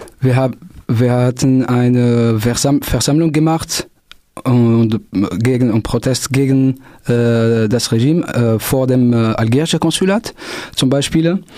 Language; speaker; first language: German; non-native, local second language; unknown